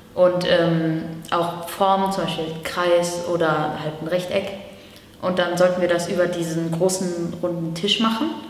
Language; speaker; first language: German; native; German